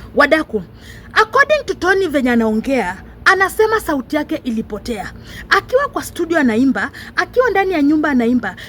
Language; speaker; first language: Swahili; non-native, local second language; Luyia